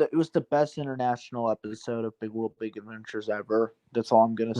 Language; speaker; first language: English; native; English